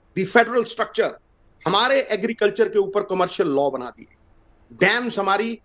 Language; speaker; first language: Hindi; non-native, local second language; Punjabi